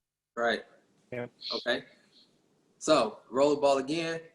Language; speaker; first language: English; native; English